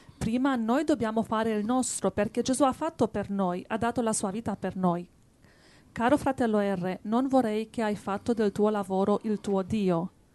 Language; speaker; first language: Italian; native; Italian